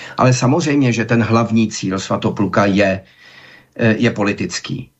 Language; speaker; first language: Czech; native; Czech